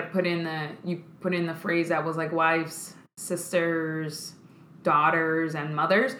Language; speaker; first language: English; early bilingual, other home language; Spanish